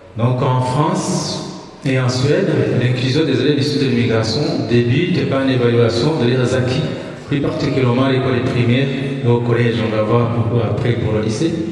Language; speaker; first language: French; non-native, local second language; Kinyarwanda